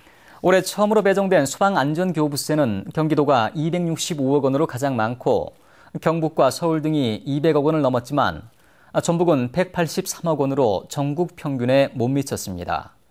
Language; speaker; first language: Korean; native; Korean